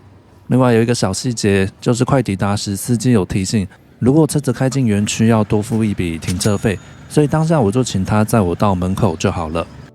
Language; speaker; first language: Chinese; native; Chinese